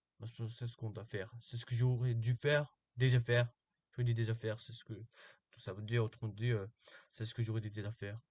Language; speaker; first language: French; non-native, learner; Korean